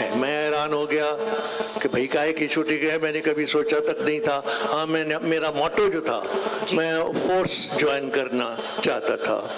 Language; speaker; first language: Urdu; non-native, local second language; Sindhi